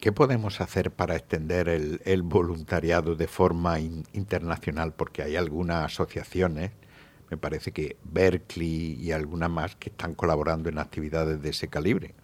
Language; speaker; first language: Spanish; native; Spanish